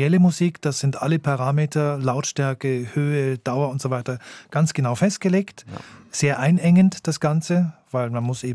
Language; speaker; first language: German; native; German